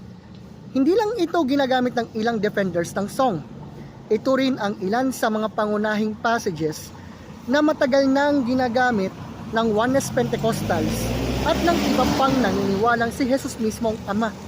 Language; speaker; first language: Filipino; native; Filipino